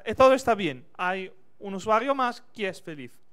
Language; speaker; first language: Spanish; non-native, fluent; Italian